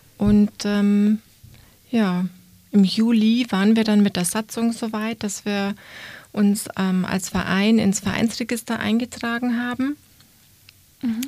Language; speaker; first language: German; native; German